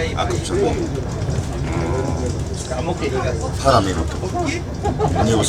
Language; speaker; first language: Russian; non-native, fluent; Korean